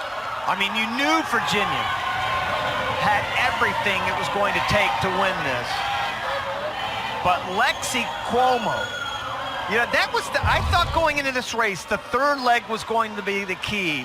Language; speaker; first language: English; native; English